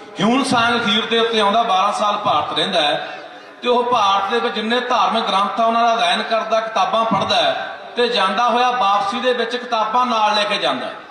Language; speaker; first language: Punjabi; native; Punjabi